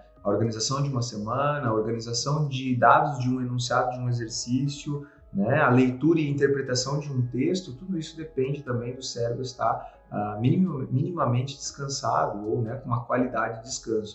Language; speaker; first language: Portuguese; native; Portuguese